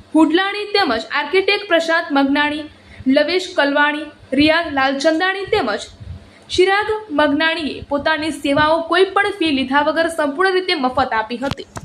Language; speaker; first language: Gujarati; native; Gujarati